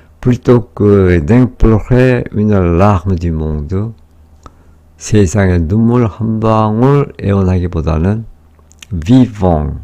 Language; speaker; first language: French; non-native, fluent; Korean